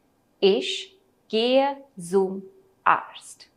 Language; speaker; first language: German; non-native, fluent; Hindi